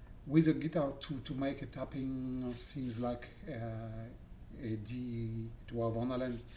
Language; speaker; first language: English; non-native, learner; French